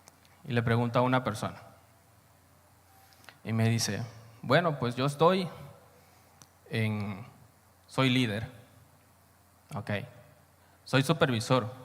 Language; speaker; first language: Spanish; native; Spanish